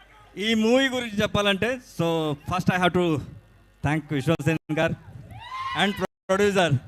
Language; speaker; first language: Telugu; non-native, learner; Kannada